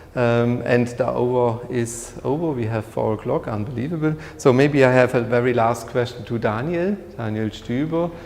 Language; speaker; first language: English; non-native, fluent; German